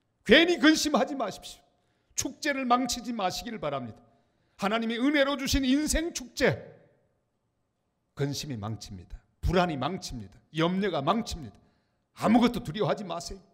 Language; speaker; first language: Korean; native; Korean